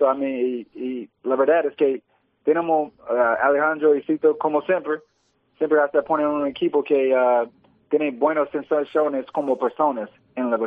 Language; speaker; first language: Spanish; early bilingual, heritage; English